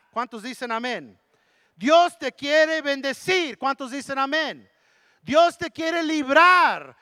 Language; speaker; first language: Spanish; early bilingual, heritage; Spanish